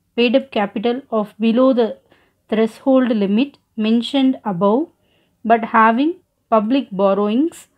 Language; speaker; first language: English; non-native, local second language; Tamil